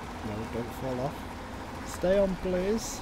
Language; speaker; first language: English; native; English